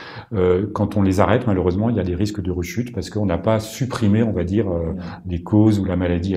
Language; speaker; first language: French; native; French